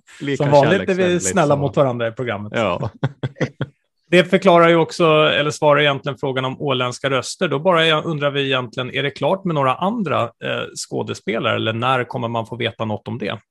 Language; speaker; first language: Swedish; native; Swedish